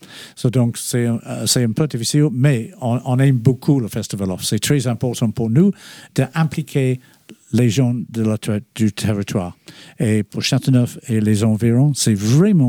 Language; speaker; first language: French; non-native, fluent; English